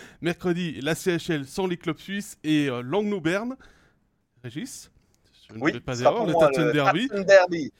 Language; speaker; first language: French; native; French